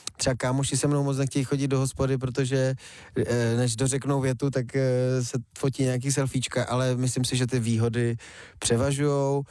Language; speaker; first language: Czech; early bilingual, other home language; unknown